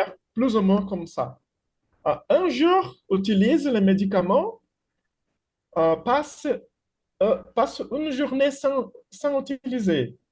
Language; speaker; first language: French; non-native, fluent; Portuguese